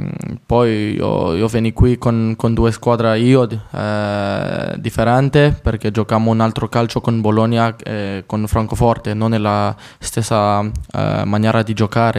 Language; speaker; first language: Italian; non-native, fluent; French